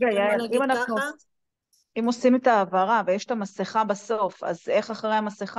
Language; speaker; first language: Hebrew; native; Hebrew